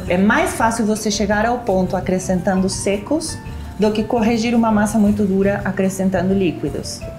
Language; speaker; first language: Portuguese; non-native, fluent; Spanish